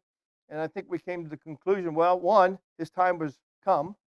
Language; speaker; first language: English; native; English